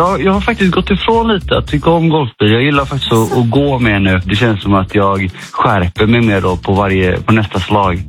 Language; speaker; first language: Swedish; native; Swedish